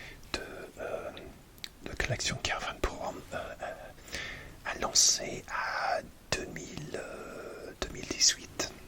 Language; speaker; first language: French; non-native, learner; English